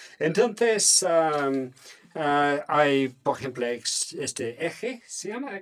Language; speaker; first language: Spanish; non-native, fluent; English